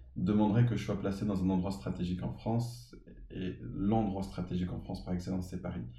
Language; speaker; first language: French; early bilingual, other home language; English